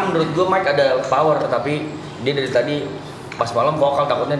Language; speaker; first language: Indonesian; native; Indonesian